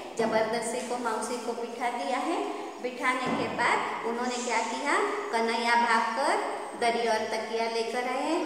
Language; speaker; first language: Hindi; non-native, local second language; Kannada